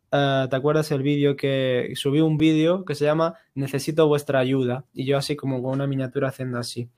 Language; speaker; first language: Spanish; native; Spanish